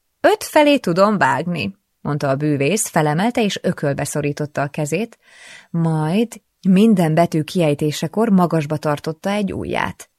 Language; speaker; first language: Hungarian; native; Hungarian